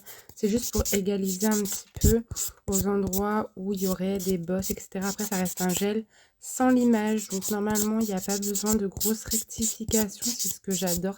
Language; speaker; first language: French; native; French